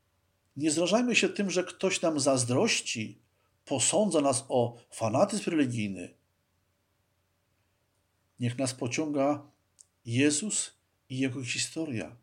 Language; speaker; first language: Polish; native; Polish